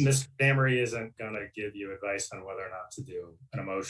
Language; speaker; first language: English; native; English